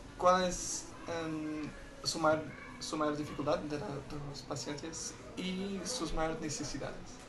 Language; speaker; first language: Spanish; non-native, learner; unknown